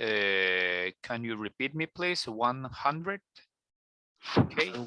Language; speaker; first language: English; non-native, learner; Spanish